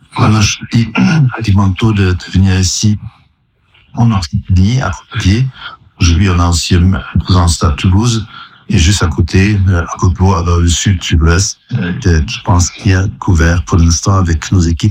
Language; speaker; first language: French; non-native, fluent; German